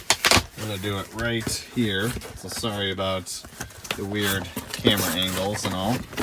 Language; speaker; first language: English; native; English